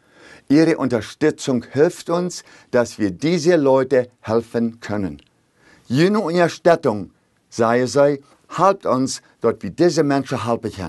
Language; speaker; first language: German; early bilingual, heritage; Plautdietsch